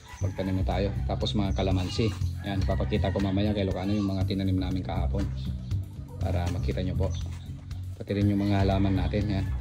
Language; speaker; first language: Filipino; non-native, local second language; Iloko